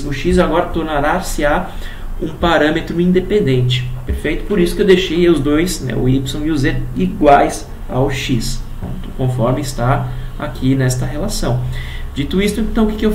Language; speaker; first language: Portuguese; native; Portuguese